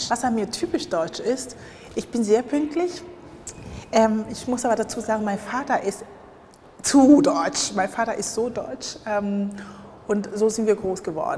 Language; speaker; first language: German; early bilingual, other home language; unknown